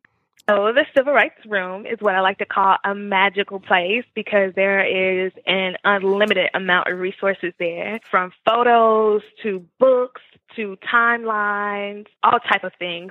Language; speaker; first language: English; native; English